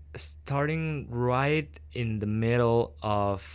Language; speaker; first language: English; non-native, fluent; Spanish